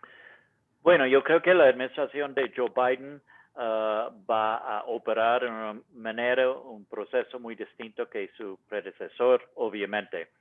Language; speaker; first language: Spanish; non-native, fluent; English